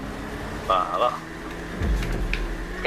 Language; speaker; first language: Spanish; native; Spanish